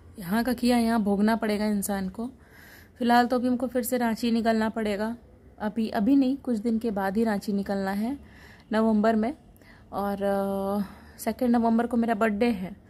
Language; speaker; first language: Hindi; native; Hindi